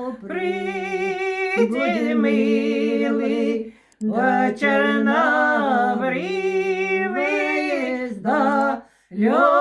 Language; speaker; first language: Ukrainian; native; Ukrainian